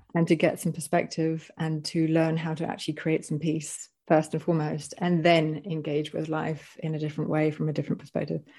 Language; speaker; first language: English; native; English